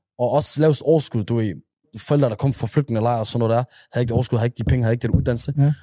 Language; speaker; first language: Danish; early bilingual, other home language; Somali